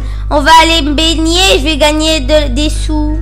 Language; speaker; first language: French; native; French